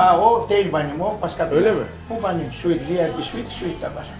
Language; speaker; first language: Turkish; early bilingual, heritage; Greek